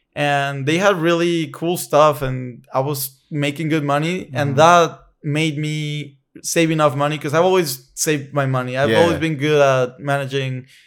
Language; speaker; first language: English; non-native, fluent; Spanish